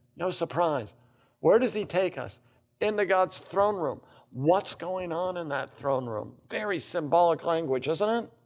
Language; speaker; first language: English; native; English